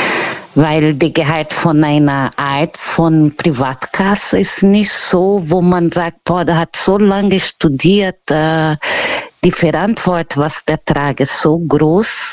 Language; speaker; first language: German; non-native, fluent; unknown